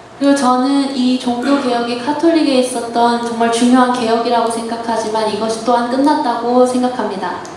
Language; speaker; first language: Korean; native; Korean